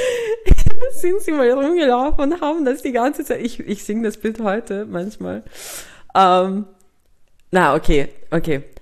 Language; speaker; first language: German; native; German